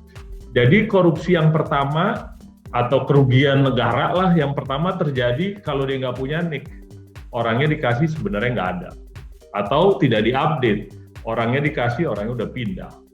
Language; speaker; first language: Indonesian; native; Indonesian